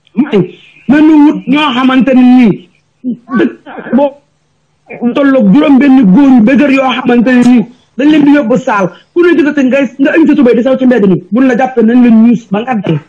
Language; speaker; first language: Wolof; native; Wolof